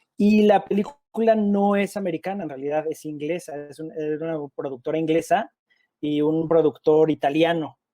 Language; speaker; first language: Spanish; native; Spanish